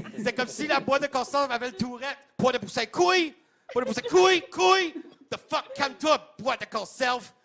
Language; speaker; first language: French; non-native, local second language; English